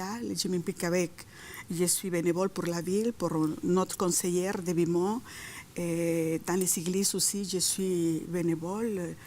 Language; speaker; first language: French; non-native, fluent; Spanish